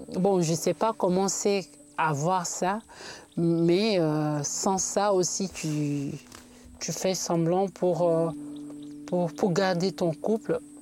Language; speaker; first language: French; non-native, local second language; Bambara